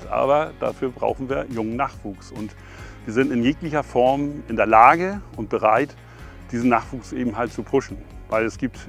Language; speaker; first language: German; native; German